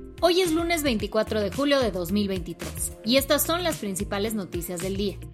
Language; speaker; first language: Spanish; native; Spanish